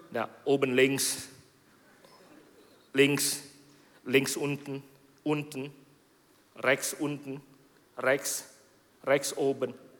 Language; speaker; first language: German; non-native, fluent; Indonesian